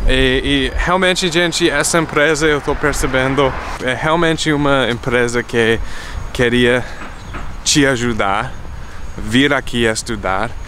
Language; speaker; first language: Portuguese; non-native, fluent; English